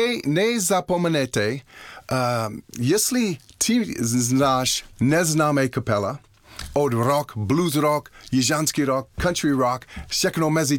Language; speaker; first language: Czech; non-native, learner; English